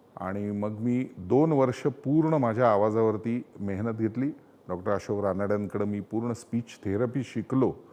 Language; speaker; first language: Marathi; native; Marathi